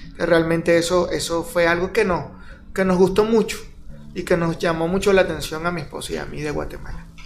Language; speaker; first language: Spanish; native; Spanish